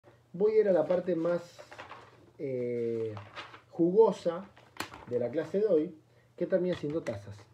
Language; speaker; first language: Spanish; native; Spanish